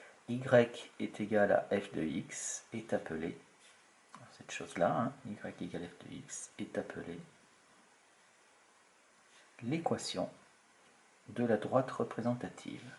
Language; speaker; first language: French; native; French